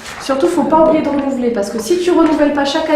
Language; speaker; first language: French; native; French